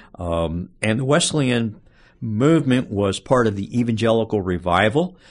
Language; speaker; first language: English; native; English